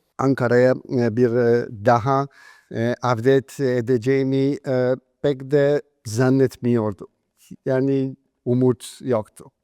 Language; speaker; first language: Turkish; non-native, fluent; Polish